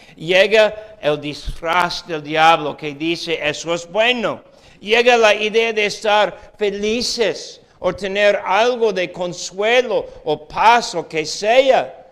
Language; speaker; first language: Spanish; non-native, fluent; English